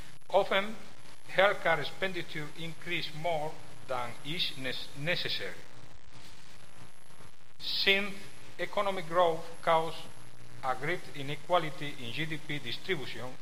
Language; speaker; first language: English; non-native, learner; Spanish